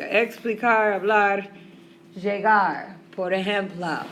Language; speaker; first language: Spanish; non-native, fluent; English